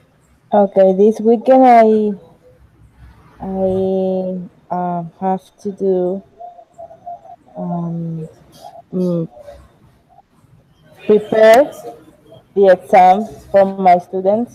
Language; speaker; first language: English; non-native, learner; Spanish